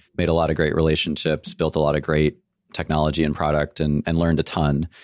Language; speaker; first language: English; native; English